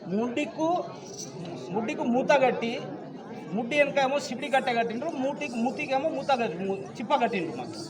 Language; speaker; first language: Telugu; non-native, local second language; Lambadi